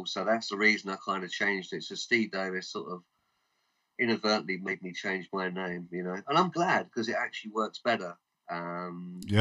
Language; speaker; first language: English; native; English